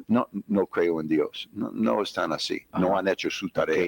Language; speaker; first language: Spanish; non-native, fluent; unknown